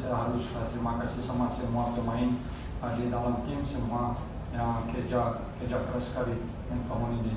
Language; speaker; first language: Indonesian; non-native, fluent; Portuguese